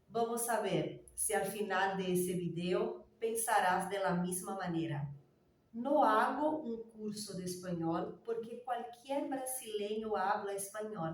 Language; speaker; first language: Spanish; non-native, fluent; Portuguese